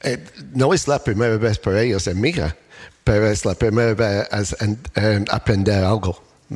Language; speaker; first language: Spanish; non-native, learner; English